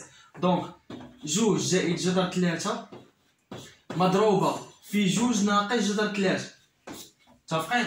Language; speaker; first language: Arabic; native; Arabic